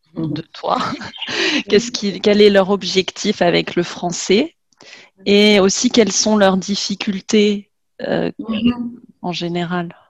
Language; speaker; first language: French; native; French